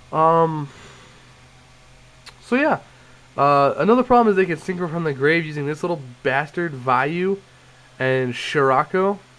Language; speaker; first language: English; native; English